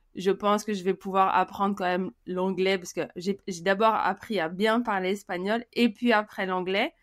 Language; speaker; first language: French; native; French